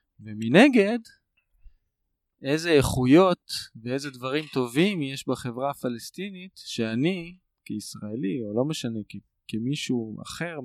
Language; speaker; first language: Hebrew; native; Hebrew